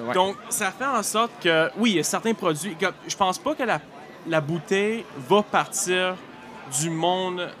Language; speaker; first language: French; native; French